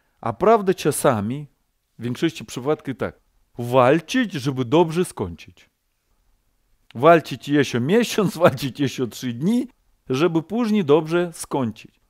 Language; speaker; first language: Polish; non-native, fluent; Ukrainian